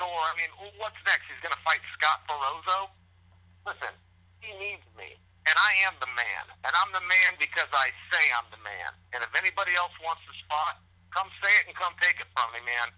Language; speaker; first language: English; native; English